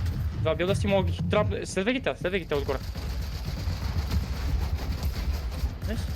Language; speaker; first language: Bulgarian; native; Bulgarian